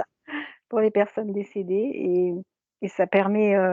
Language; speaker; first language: French; native; French